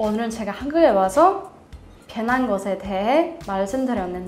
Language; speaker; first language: Korean; non-native, learner; Swedish